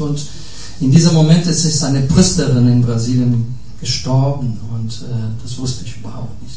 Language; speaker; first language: German; non-native, fluent; Portuguese